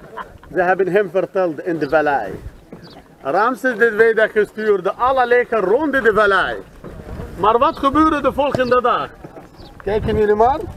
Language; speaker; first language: Dutch; non-native, learner; Arabic